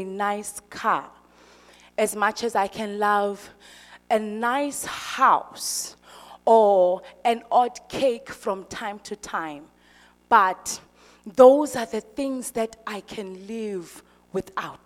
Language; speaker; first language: English; non-native, local second language; Xhosa